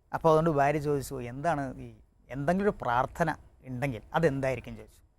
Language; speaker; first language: Malayalam; non-native, local second language; Tamil